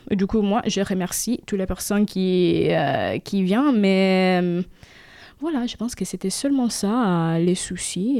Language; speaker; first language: French; non-native, fluent; Italian